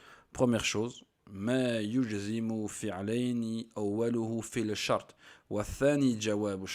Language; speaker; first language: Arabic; non-native, fluent; French